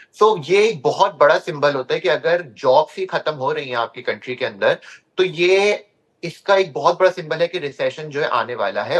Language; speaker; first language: Hindi; native; Hindi